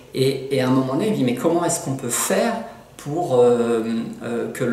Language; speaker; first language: French; native; French